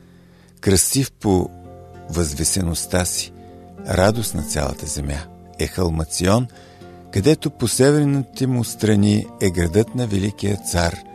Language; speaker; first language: Bulgarian; native; Bulgarian